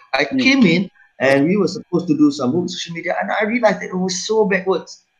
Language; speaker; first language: English; non-native, local second language; Malay